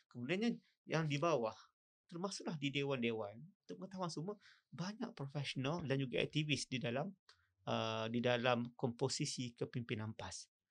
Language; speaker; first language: Malay; native; Malay